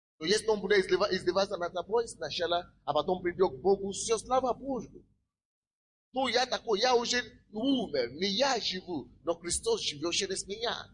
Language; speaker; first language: Russian; non-native, fluent; Yoruba